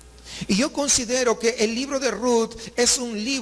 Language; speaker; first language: Spanish; native; Spanish